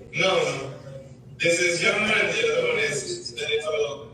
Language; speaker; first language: English; non-native, learner; Spanish